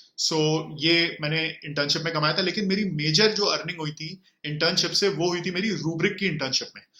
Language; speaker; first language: Hindi; native; Hindi